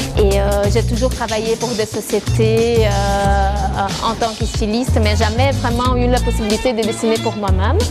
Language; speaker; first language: French; non-native, fluent; Portuguese